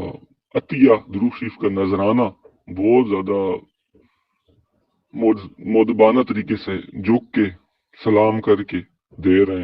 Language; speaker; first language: Urdu; native; Urdu